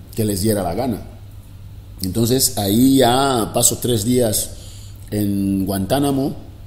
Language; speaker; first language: Spanish; non-native, local second language; Fang